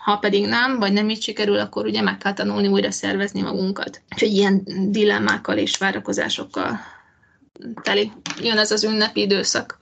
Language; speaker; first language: Hungarian; native; Hungarian